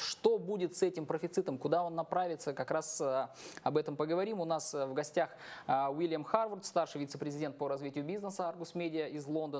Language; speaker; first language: Russian; native; Russian